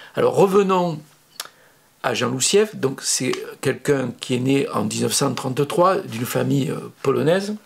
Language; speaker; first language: French; native; French